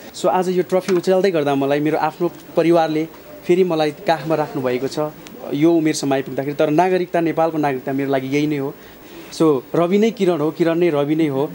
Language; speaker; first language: Nepali; native; Nepali